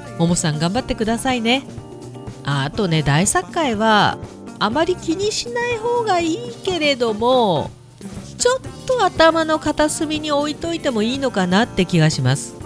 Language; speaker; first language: Japanese; native; Japanese